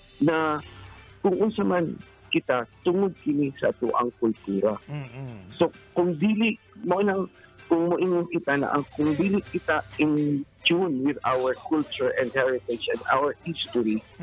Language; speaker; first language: Cebuano; native; Cebuano